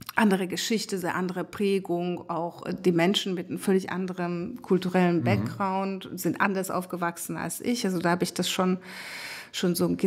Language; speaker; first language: German; non-native, fluent; Hungarian